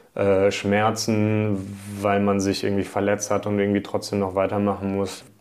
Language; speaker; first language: German; early bilingual, other home language; Hungarian